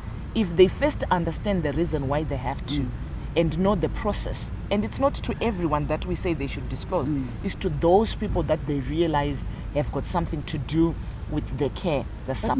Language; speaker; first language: English; non-native, local second language; Shona